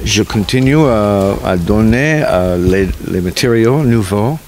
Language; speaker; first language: French; non-native, learner; English